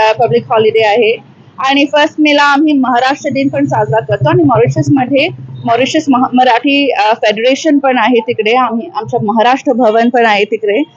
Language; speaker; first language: Marathi; early bilingual, heritage; Marathi